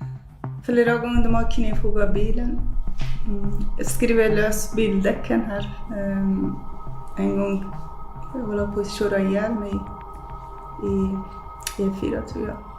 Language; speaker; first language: Swedish; non-native, fluent; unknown